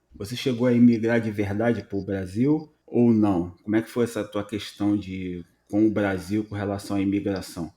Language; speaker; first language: Portuguese; native; Portuguese